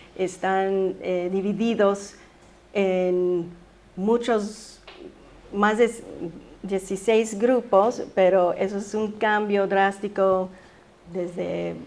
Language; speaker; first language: Spanish; early bilingual, heritage; Spanish